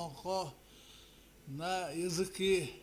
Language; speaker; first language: Russian; non-native, local second language; Yakut